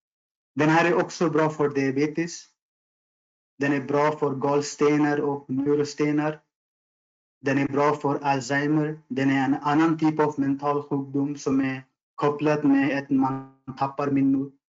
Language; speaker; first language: Swedish; non-native, fluent; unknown